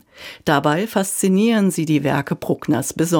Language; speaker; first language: German; native; German